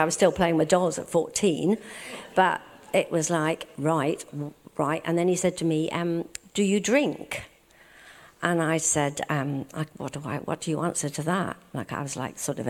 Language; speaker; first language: English; native; English